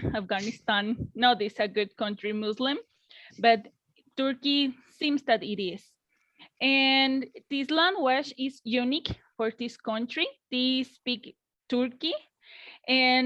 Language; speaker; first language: English; non-native, learner; Spanish